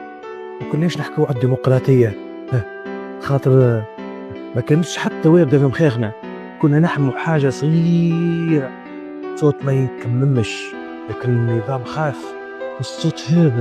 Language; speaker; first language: Arabic; native; Arabic